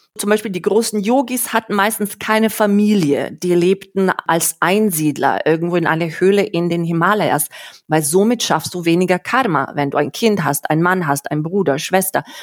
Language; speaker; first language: German; non-native, fluent; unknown